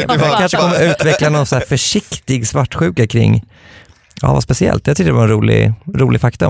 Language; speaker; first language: Swedish; native; Swedish